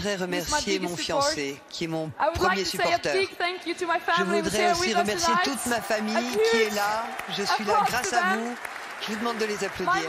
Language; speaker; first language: French; non-native, fluent; Norwegian